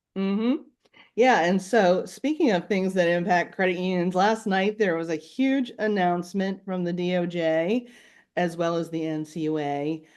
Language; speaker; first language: English; native; English